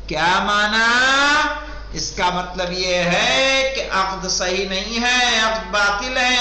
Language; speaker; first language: Urdu; native; Urdu